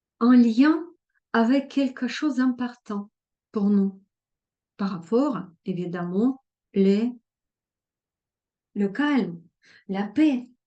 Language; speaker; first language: French; non-native, fluent; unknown